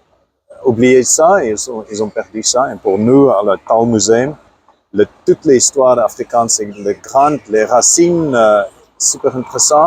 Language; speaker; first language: French; non-native, fluent; Afrikaans